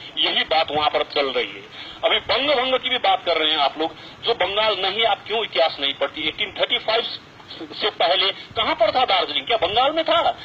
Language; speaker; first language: Hindi; non-native, local second language; Nepali